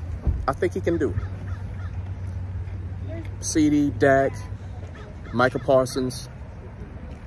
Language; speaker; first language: English; native; English